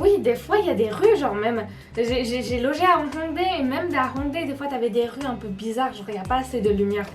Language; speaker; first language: French; native; French